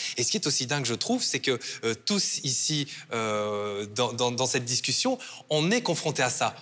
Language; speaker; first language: French; native; French